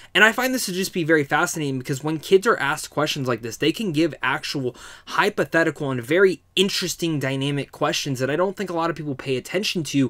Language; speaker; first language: English; native; English